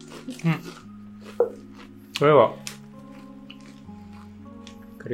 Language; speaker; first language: Japanese; non-native, learner; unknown